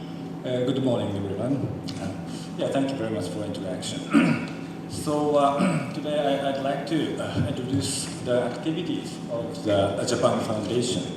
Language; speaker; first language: English; non-native, fluent; Japanese